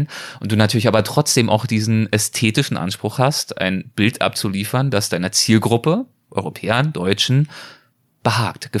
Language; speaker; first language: German; native; German